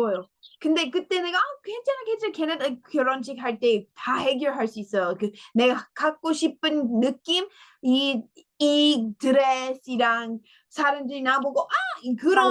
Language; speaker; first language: Korean; non-native, learner; English